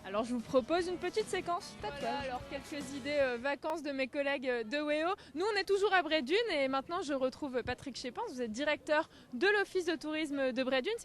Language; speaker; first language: French; native; French